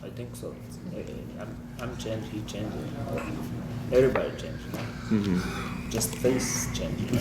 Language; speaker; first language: English; non-native, learner; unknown